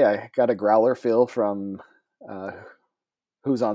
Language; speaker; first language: English; native; English